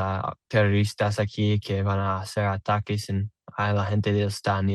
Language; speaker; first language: Spanish; non-native, learner; English